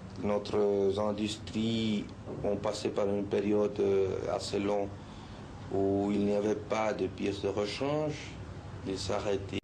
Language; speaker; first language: French; non-native, learner; Spanish